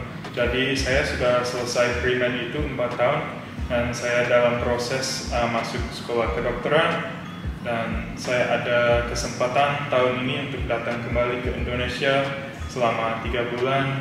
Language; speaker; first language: Indonesian; early bilingual, heritage; English